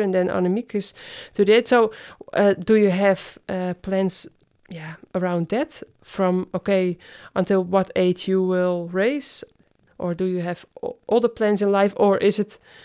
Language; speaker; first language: English; non-native, fluent; Dutch